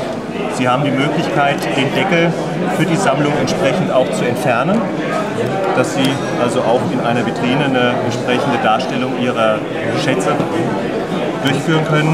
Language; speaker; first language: German; native; German